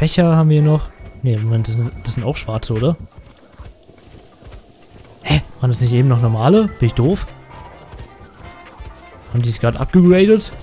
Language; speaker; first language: German; native; German